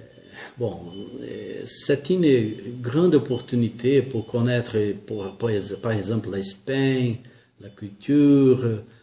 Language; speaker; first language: French; non-native, learner; Portuguese